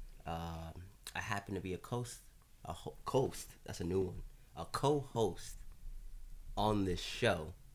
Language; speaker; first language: English; native; English